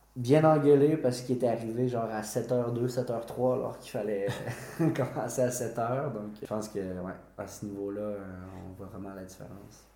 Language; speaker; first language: French; native; French